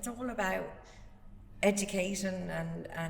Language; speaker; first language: English; native; English